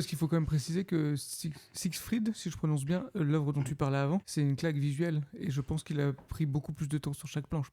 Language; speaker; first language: French; native; French